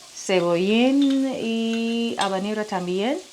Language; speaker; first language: Spanish; non-native, learner; English